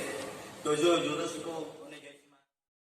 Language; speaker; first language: Japanese; non-native, learner; Indonesian